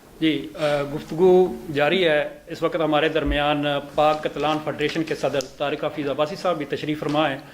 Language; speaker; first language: Urdu; native; Urdu